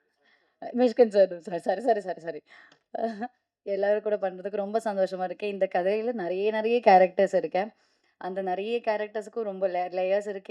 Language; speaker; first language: Tamil; non-native, learner; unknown